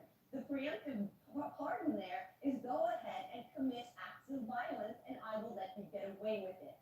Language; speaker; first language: English; native; English